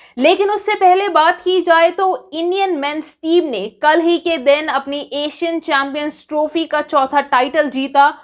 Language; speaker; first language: Hindi; native; Hindi